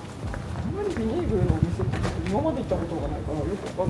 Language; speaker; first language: Japanese; native; Japanese